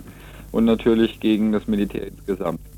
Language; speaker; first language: German; native; German